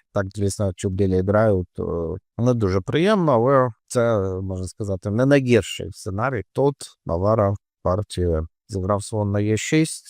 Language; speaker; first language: Ukrainian; non-native, local second language; Russian